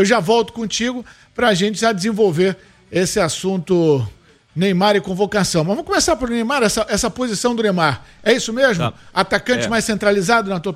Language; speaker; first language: Portuguese; native; Portuguese